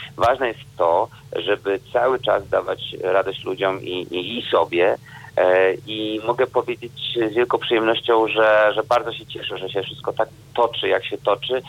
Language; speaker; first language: Polish; native; Polish